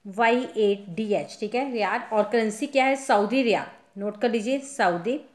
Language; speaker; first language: Hindi; non-native, local second language; Punjabi